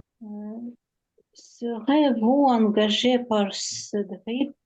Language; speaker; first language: French; non-native, learner; Ukrainian